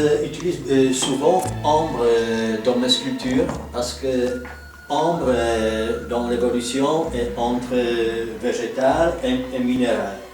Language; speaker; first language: French; non-native, fluent; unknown